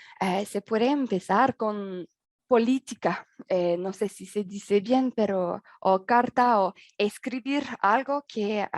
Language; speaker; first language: Spanish; non-native, learner; French